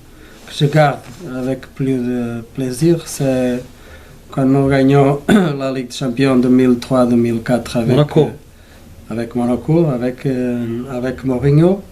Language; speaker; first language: French; non-native, learner; Portuguese